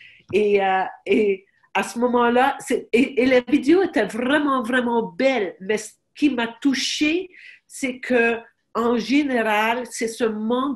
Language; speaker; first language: French; non-native, fluent; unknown